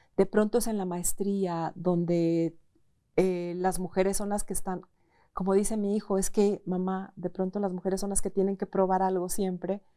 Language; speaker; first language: Spanish; native; Spanish